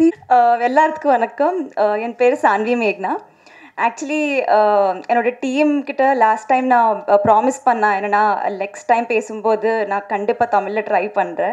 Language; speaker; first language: Tamil; non-native, learner; Telugu